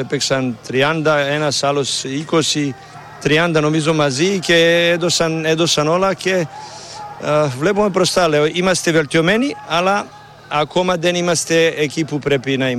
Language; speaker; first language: Greek; non-native, learner; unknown